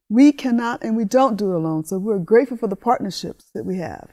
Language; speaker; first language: English; early bilingual, other home language; Spanish